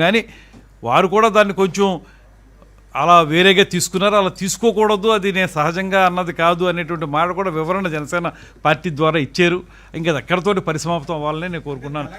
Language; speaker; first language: Telugu; native; Telugu